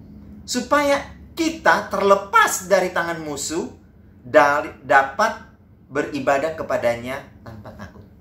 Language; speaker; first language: Indonesian; native; Indonesian